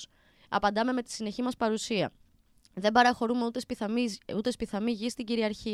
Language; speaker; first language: Greek; native; Greek